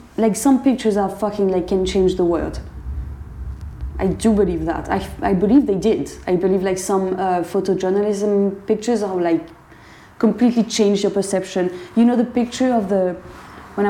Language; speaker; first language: English; non-native, fluent; French